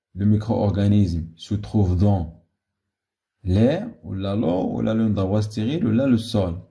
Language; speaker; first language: French; non-native, local second language; Arabic